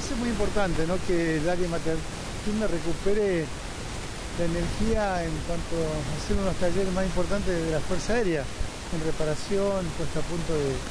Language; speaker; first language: Spanish; native; Spanish